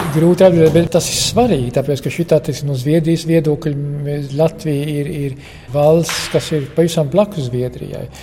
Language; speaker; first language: Latvian; early bilingual, heritage; Latvian